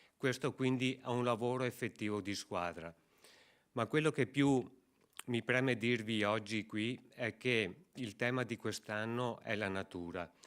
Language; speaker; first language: Italian; native; Italian